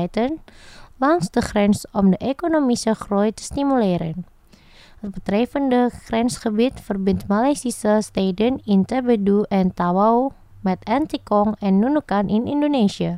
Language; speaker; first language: Dutch; non-native, fluent; Indonesian